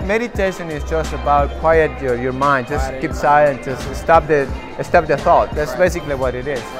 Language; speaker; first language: English; non-native, fluent; Spanish